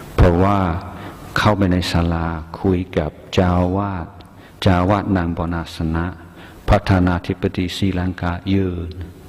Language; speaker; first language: Thai; non-native, fluent; English